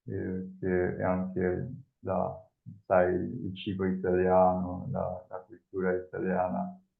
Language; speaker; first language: Italian; non-native, fluent; Spanish